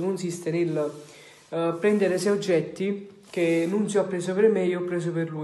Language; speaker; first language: Italian; native; Italian